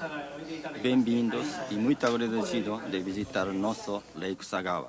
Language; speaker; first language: Portuguese; non-native, learner; Japanese